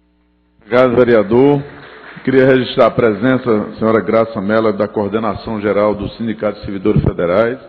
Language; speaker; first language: Portuguese; native; Portuguese